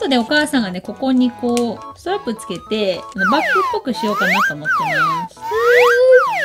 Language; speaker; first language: Japanese; native; Japanese